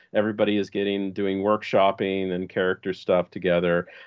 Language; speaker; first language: English; native; English